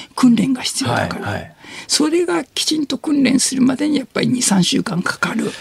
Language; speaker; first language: Japanese; native; Japanese